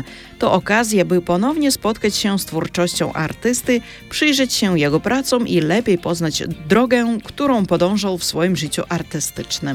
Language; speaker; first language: Polish; native; Polish